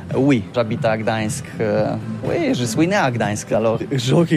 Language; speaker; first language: French; non-native, learner; Polish